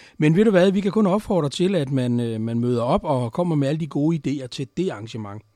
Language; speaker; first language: Danish; native; Danish